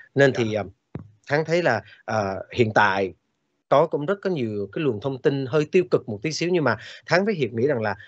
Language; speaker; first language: Vietnamese; native; Vietnamese